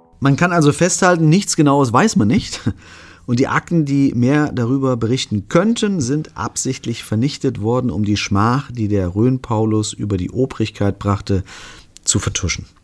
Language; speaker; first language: German; native; German